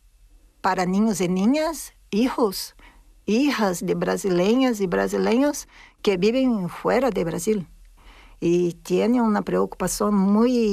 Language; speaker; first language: Spanish; non-native, fluent; Portuguese